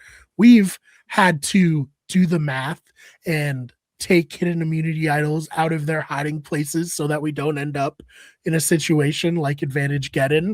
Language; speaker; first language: English; native; English